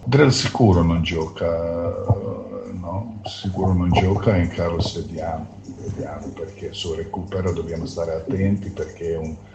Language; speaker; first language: Italian; non-native, fluent; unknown